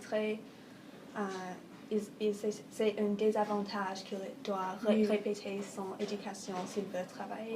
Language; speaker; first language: French; non-native, fluent; English